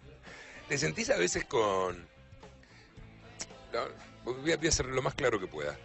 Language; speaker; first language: Spanish; native; Spanish